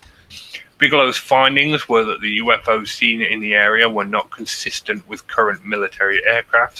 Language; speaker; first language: English; native; English